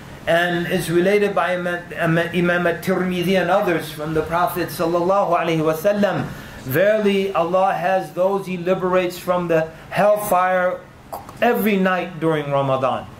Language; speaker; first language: English; native; English